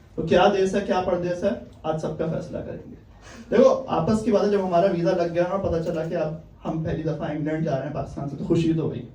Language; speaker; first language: Urdu; native; Urdu